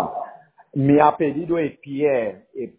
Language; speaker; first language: Spanish; non-native, learner; Haitian Creole